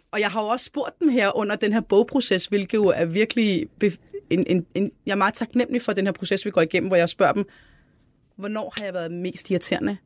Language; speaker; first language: Danish; early bilingual, other home language; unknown